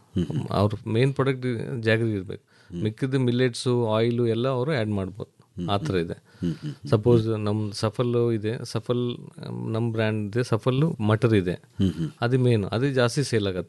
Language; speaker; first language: Kannada; non-native, learner; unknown